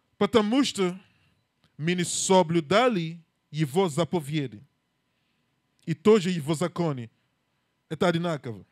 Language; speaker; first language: Russian; non-native, learner; English